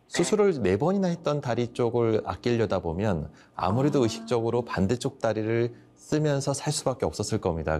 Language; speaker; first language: Korean; native; Korean